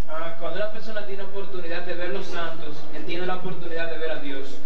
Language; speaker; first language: Spanish; native; Spanish